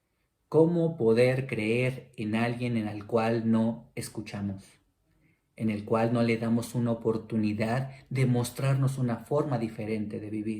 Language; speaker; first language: Spanish; native; Spanish